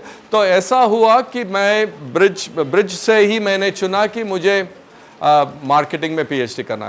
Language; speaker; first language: Hindi; non-native, local second language; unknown